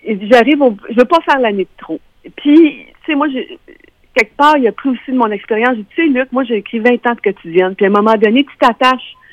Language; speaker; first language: French; native; French